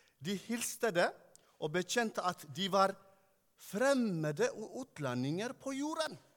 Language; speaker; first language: Norwegian; non-native, fluent; Tigrinya